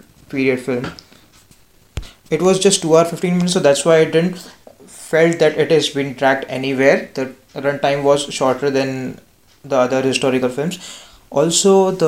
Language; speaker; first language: English; non-native, local second language; Marathi